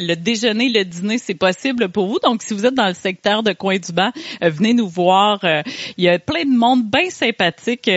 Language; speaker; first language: French; native; French